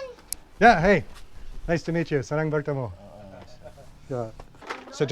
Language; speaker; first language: Indonesian; non-native, learner; English